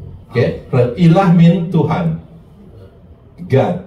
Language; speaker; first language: English; non-native, fluent; Indonesian